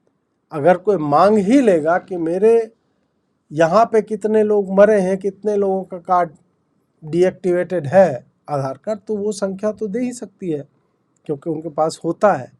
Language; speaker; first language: Hindi; native; Hindi